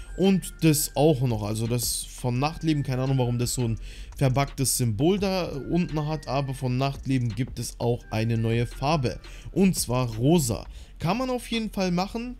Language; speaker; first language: German; native; German